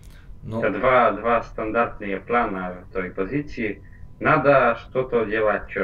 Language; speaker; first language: Russian; non-native, fluent; Polish